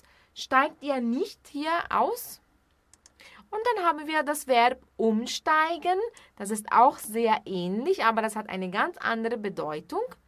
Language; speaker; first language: German; non-native, fluent; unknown